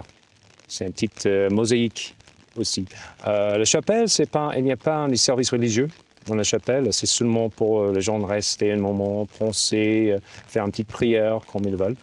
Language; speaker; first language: French; non-native, fluent; English